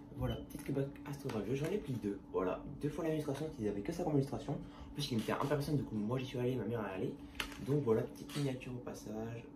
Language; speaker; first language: French; native; French